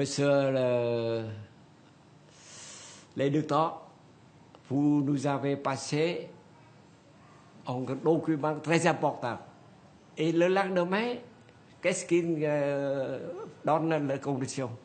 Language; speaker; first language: French; non-native, learner; Vietnamese